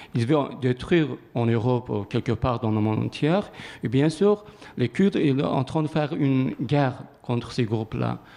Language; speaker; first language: French; non-native, learner; Kurdish